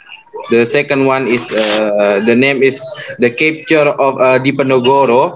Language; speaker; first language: English; non-native, learner; Indonesian